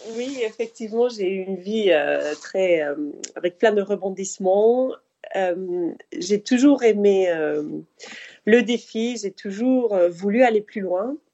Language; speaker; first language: French; non-native, fluent; Spanish